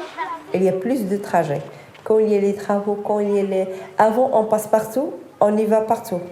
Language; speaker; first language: French; non-native, fluent; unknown